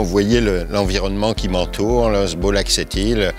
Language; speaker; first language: French; native; French